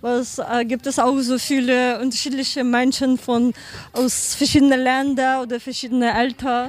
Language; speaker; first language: German; non-native, learner; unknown